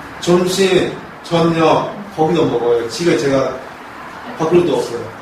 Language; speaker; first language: Korean; non-native, fluent; Burmese